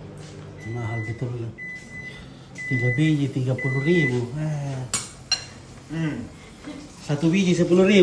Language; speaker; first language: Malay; non-native, local second language; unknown